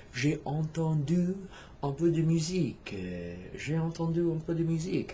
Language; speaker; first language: French; non-native, fluent; English